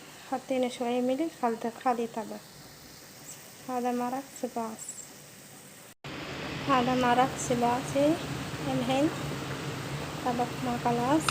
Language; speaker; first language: Arabic; non-native, learner; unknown